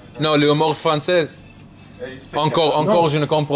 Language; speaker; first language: French; non-native, learner; English